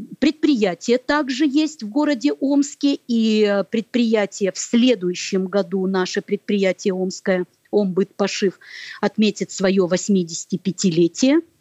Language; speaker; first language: Russian; native; Russian